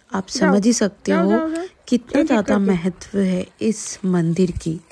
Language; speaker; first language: Hindi; non-native, local second language; Bangla